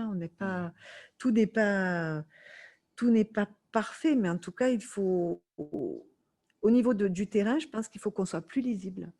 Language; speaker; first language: French; native; French